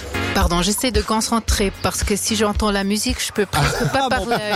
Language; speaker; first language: French; non-native, local second language; Swiss German